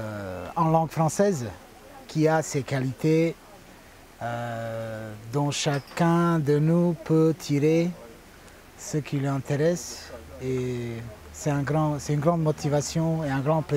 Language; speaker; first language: French; non-native, fluent; Bosnian